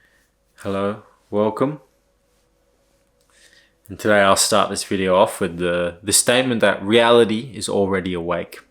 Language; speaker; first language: English; native; English